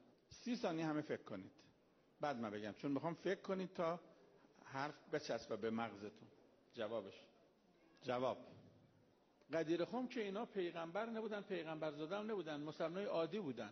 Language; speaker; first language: Persian; native; Persian